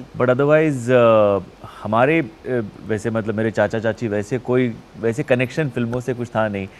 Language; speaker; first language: Hindi; non-native, local second language; Marathi